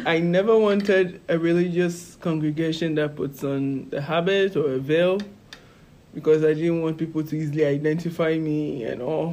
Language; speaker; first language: English; non-native, local second language; Ewe